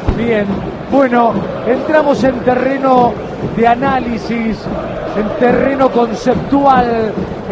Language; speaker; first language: Spanish; native; Spanish